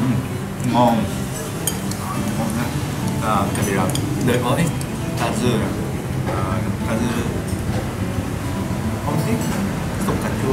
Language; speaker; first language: Vietnamese; non-native, learner; Japanese